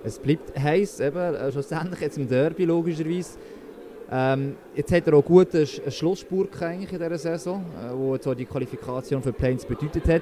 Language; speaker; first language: German; native; German